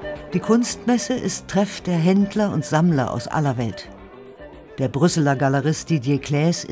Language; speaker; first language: German; native; German